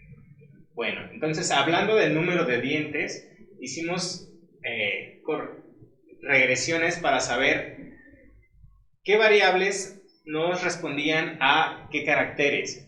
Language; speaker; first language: Spanish; native; Spanish